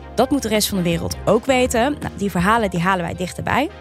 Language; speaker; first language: Dutch; early bilingual, other home language; Turkish